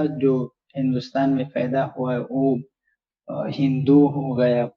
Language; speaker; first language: Hindi; non-native, learner; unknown